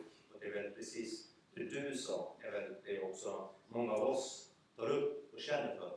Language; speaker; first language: Swedish; early bilingual, other home language; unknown